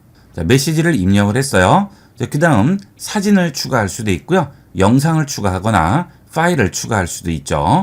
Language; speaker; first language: Korean; native; Korean